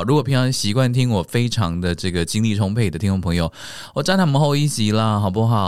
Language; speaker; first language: Chinese; native; Chinese